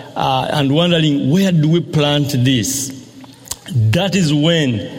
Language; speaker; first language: English; non-native, local second language; Ganda